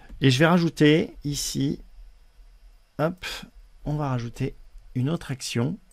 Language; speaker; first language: French; native; French